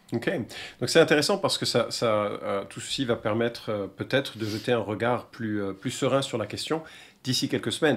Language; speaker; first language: French; native; French